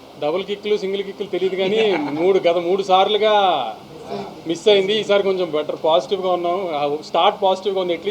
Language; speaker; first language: Telugu; native; Telugu